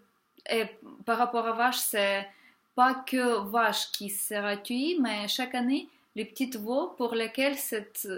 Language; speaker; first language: French; non-native, fluent; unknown